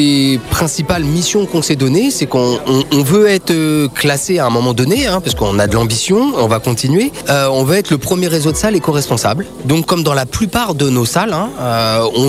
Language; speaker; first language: French; native; French